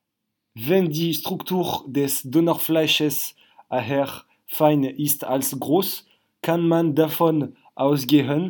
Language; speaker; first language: German; non-native, learner; French